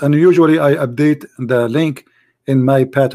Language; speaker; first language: English; non-native, fluent; Arabic